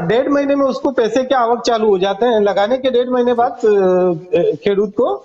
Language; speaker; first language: Hindi; non-native, local second language; Gujarati